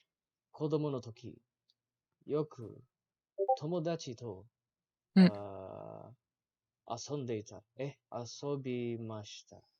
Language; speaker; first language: Japanese; non-native, learner; Malay